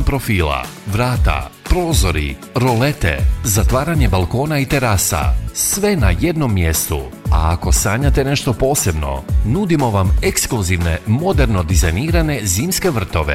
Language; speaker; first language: Croatian; native; Croatian